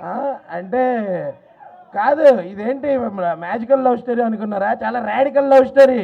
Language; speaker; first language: Telugu; native; Telugu